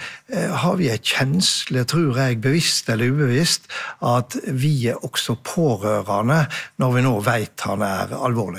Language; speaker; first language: Norwegian; native; Norwegian